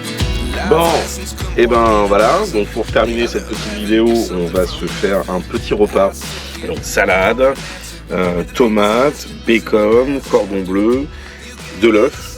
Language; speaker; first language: French; native; French